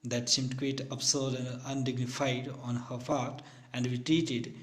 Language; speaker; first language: English; non-native, local second language; Hindi